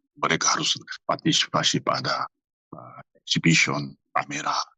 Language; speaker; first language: Indonesian; non-native, fluent; Korean